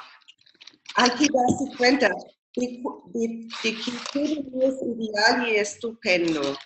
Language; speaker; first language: Spanish; non-native, fluent; German